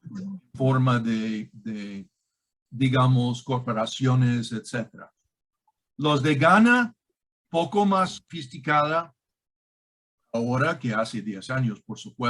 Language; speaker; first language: Spanish; non-native, fluent; English